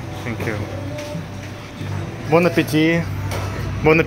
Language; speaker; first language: English; non-native, learner; Russian